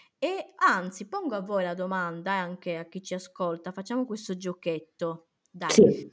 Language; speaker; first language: Italian; early bilingual, other home language; Romany